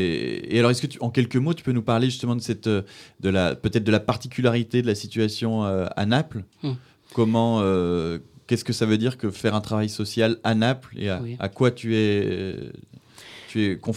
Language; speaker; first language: French; native; French